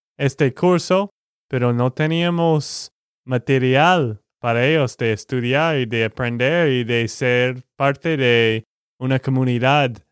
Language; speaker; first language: Spanish; non-native, learner; English